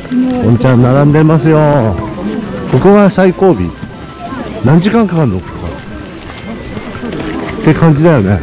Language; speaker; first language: Japanese; native; Japanese